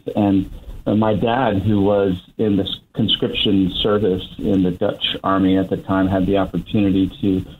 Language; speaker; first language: English; native; English